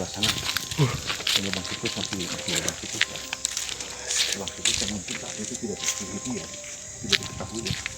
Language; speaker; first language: Indonesian; native; Indonesian